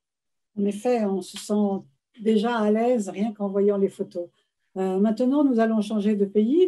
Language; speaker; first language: French; native; French